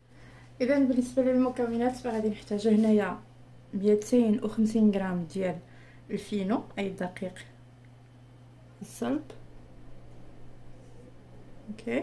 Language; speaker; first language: Arabic; native; Arabic